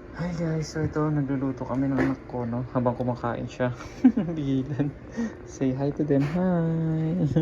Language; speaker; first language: Filipino; native; Filipino